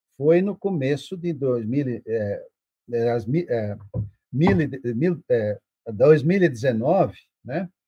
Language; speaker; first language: Portuguese; non-native, local second language; German